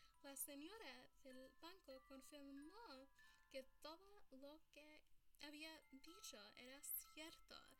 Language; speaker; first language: Spanish; early bilingual, heritage; Spanish